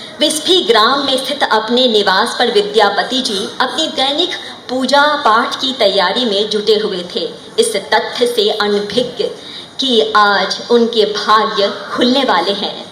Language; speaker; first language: Hindi; non-native, local second language; Maithili